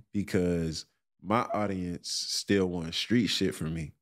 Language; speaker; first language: English; native; English